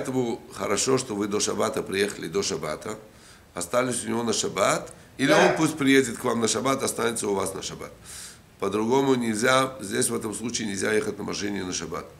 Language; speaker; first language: Russian; native; Russian